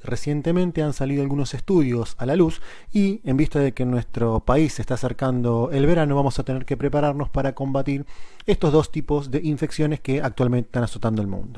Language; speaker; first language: Spanish; native; Spanish